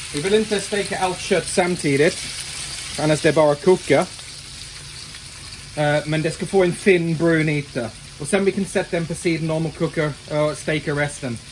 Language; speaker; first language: Swedish; non-native, fluent; English